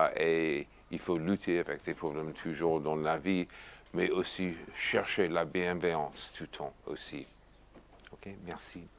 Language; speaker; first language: French; non-native, fluent; English